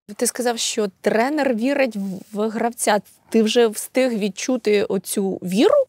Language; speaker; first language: Ukrainian; native; Ukrainian